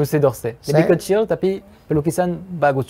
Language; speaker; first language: Indonesian; non-native, fluent; French